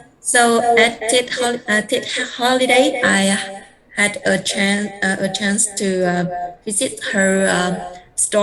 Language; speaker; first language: English; non-native, learner; Vietnamese